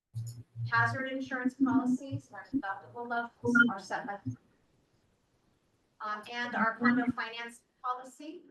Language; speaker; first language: English; native; English